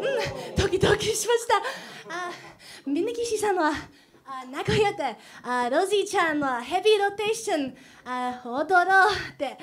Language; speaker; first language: Japanese; non-native, learner; English